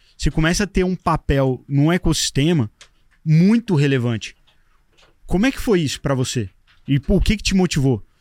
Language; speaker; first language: Portuguese; native; Portuguese